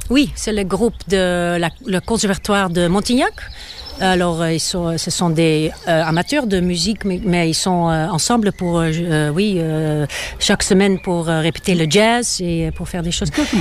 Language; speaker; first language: French; non-native, fluent; Dutch